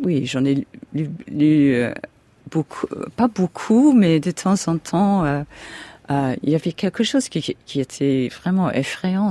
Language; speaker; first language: French; non-native, fluent; English